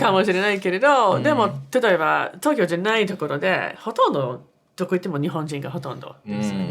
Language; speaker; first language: Japanese; non-native, fluent; English